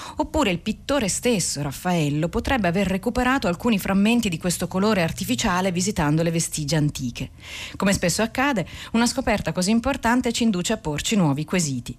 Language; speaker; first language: Italian; native; Italian